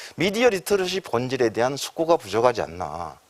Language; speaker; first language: Korean; native; Korean